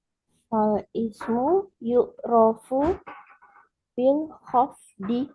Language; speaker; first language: Arabic; non-native, learner; Indonesian